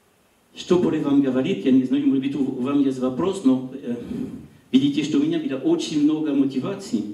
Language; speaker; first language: Russian; non-native, learner; French